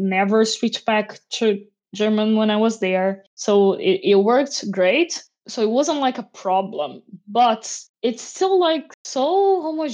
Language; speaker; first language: English; non-native, fluent; Portuguese